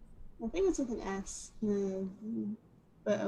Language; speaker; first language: English; native; English